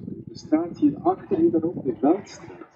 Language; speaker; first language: Dutch; native; Dutch